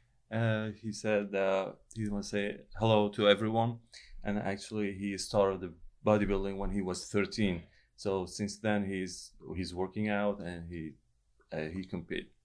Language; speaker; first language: English; non-native, fluent; Persian